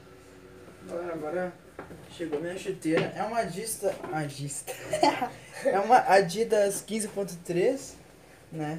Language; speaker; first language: Portuguese; native; Portuguese